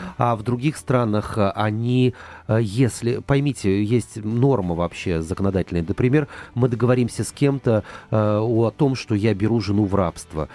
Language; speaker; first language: Russian; native; Russian